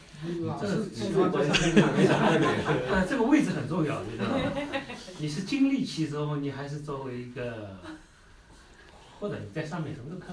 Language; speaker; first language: Chinese; native; Chinese